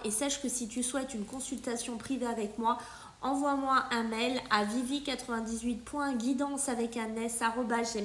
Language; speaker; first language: French; native; French